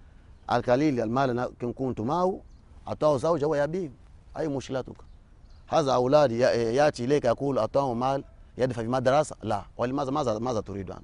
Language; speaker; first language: Arabic; non-native, learner; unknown